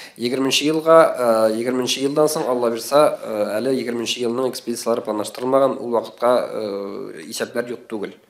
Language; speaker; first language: Tatar; native; Tatar